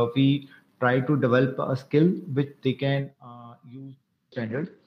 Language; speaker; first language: English; non-native, local second language; Punjabi